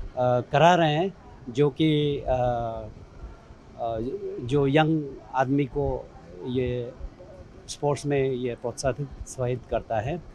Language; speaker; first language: Hindi; non-native, local second language; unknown